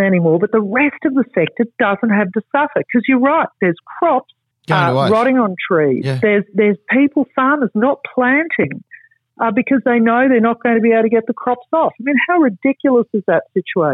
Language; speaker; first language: English; native; English